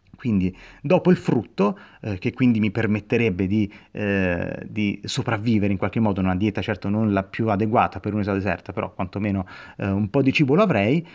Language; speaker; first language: Italian; native; Italian